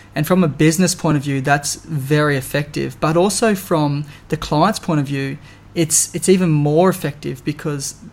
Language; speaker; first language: English; native; English